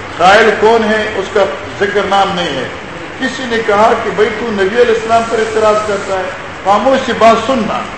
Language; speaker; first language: Urdu; non-native, local second language; Pashto